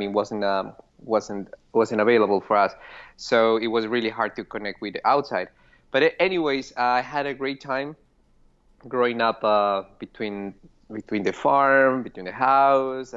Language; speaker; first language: English; non-native, fluent; Spanish